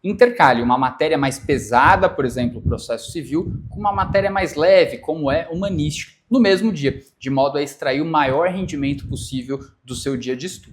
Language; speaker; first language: Portuguese; native; Portuguese